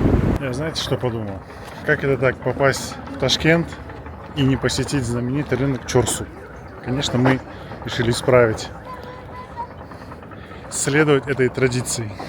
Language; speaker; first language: Russian; native; Russian